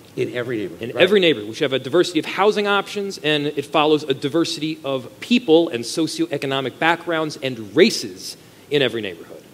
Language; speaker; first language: English; native; English